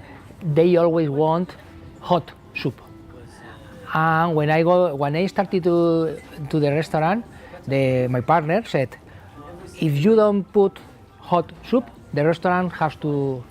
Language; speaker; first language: English; non-native, learner; Spanish